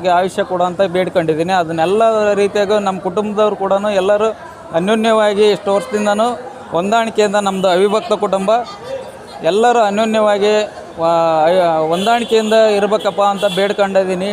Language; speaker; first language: Kannada; native; Kannada